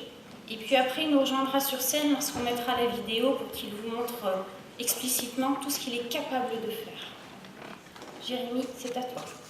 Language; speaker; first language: French; native; French